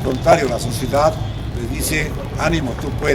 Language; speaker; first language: Spanish; native; Spanish